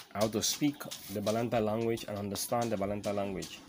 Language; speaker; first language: English; non-native, fluent; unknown